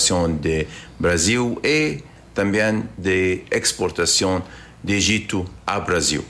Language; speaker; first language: Portuguese; non-native, learner; Arabic